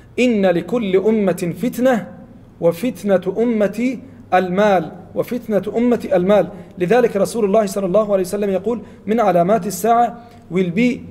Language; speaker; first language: Arabic; non-native, fluent; Malay